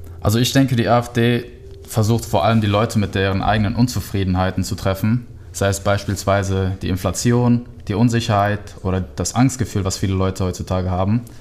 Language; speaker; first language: German; early bilingual, other home language; Spanish